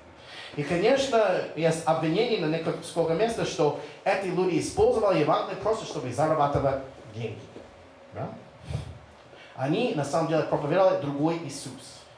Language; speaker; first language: Russian; non-native, fluent; English